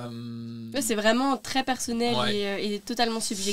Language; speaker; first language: French; native; French